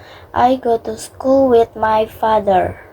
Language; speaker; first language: English; non-native, learner; Indonesian